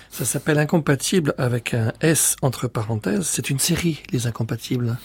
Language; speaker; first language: French; native; French